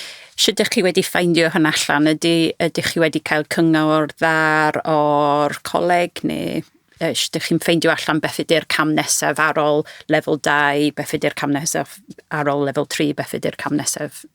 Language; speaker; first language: Welsh; non-native, fluent; English